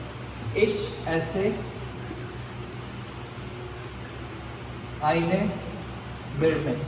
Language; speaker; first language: German; non-native, learner; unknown